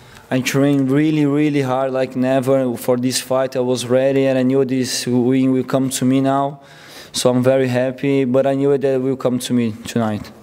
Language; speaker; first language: English; non-native, learner; Portuguese